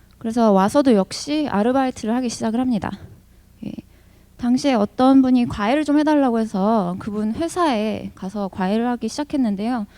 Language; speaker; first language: Korean; early bilingual, heritage; Korean